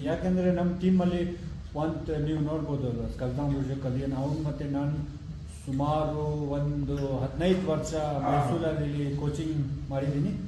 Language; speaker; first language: Kannada; non-native, fluent; Ladakhi